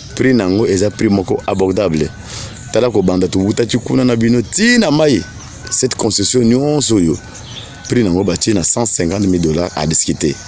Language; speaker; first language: Lingala; native; Lingala